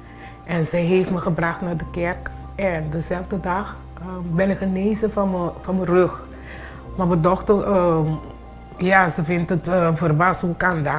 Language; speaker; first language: Dutch; non-native, local second language; Papiamento